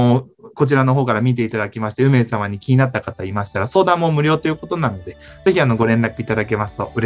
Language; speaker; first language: Japanese; native; Japanese